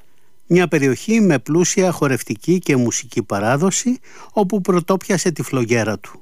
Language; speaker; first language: Greek; native; Greek